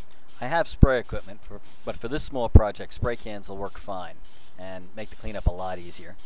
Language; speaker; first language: English; native; English